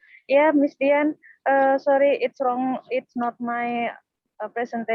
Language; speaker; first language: English; non-native, fluent; Indonesian